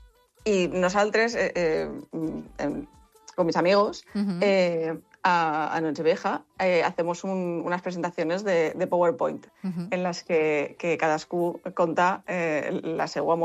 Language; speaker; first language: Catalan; non-native, local second language; Spanish